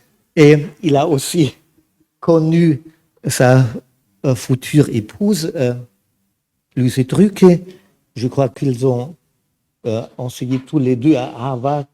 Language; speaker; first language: French; non-native, fluent; German